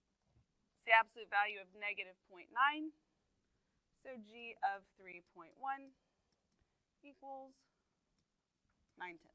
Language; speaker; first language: English; native; English